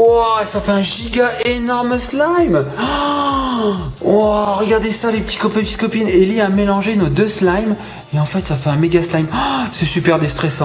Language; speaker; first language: French; native; French